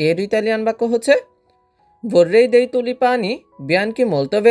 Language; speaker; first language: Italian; non-native, fluent; Bangla